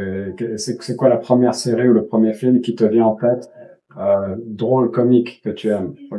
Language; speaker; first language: French; native; French